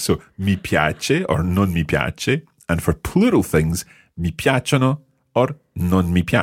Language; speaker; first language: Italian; non-native, fluent; English